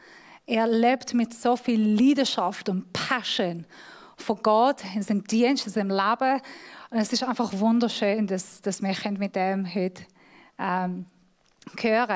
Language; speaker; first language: German; non-native, fluent; Persian